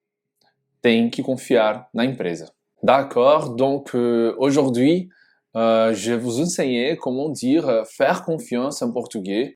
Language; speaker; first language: French; non-native, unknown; Portuguese